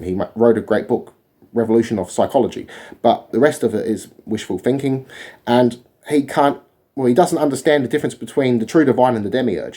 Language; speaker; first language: English; native; English